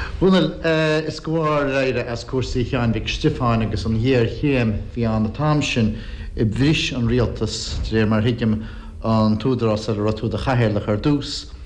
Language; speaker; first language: Irish; native; Irish